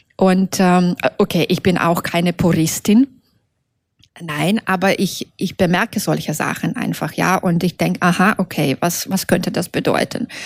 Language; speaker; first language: German; non-native, fluent; Russian